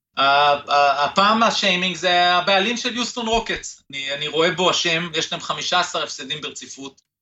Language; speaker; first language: Hebrew; native; Hebrew